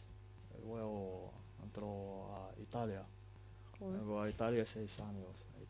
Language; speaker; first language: Spanish; non-native, learner; Arabic